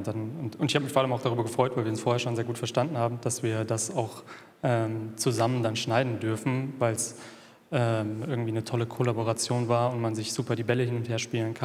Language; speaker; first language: German; native; German